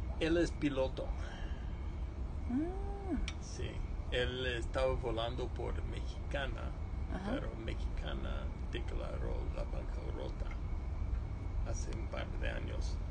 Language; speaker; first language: Spanish; non-native, fluent; English